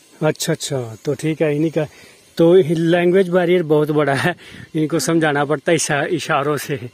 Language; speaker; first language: Hindi; native; Hindi